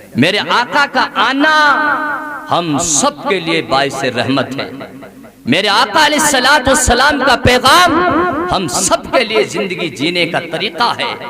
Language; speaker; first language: Urdu; native; Urdu